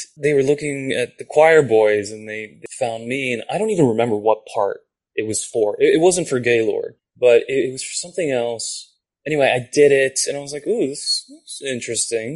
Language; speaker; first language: English; non-native, fluent; Japanese